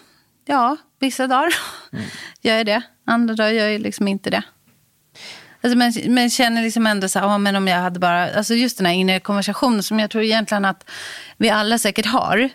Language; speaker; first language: Swedish; native; Swedish